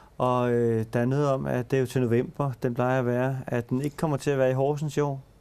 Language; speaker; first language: Danish; native; Danish